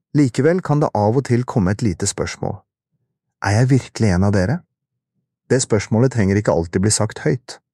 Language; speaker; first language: Norwegian; early bilingual, other home language; Urdu